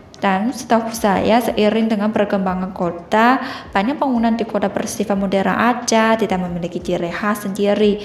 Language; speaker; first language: Indonesian; non-native, fluent; Chinese